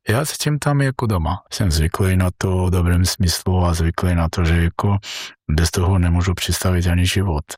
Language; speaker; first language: Czech; non-native, learner; Georgian